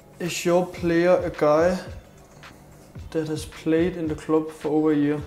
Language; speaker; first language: English; non-native, fluent; Danish